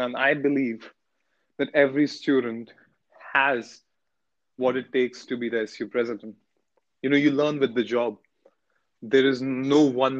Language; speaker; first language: English; non-native, local second language; Hindi